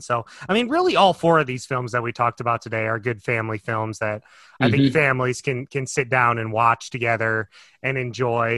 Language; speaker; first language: English; native; English